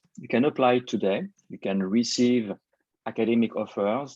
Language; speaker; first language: English; non-native, fluent; French